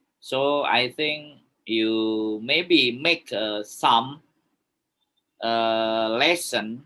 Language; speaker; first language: English; non-native, learner; Indonesian